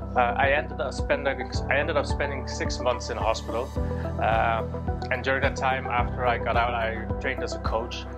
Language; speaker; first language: English; non-native, fluent; Dutch